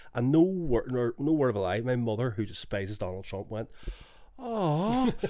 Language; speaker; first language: English; native; English